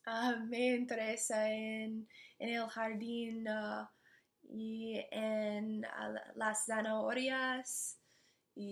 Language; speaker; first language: Spanish; non-native, learner; English